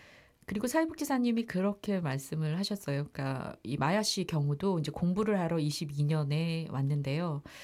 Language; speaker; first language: Korean; native; Korean